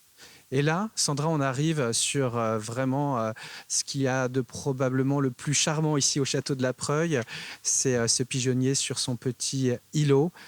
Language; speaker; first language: French; native; French